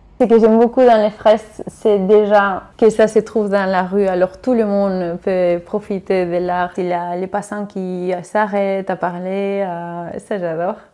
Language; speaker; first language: French; non-native, fluent; Spanish